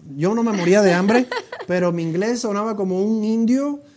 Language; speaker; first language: Spanish; native; Spanish